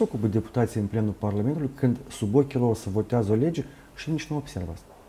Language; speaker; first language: Romanian; native; Romanian